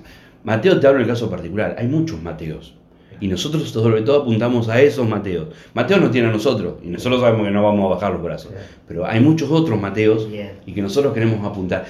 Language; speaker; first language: Spanish; native; Spanish